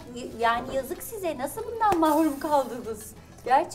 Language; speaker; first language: Turkish; native; Turkish